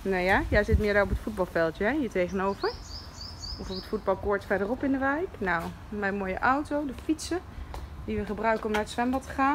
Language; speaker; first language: Dutch; native; Dutch